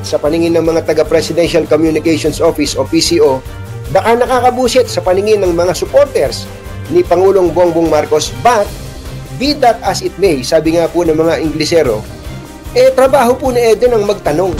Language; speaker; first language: Filipino; native; Filipino